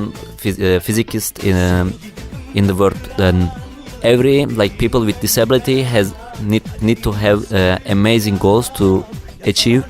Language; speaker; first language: English; non-native, learner; Turkish